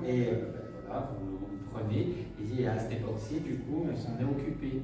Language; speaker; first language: French; native; French